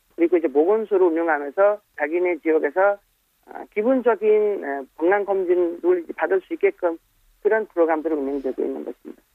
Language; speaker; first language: Korean; non-native, fluent; Nepali